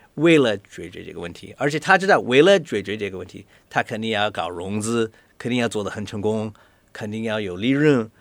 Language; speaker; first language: Chinese; non-native, fluent; English